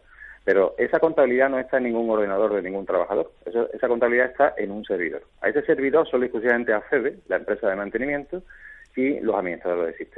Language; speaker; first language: Spanish; native; Spanish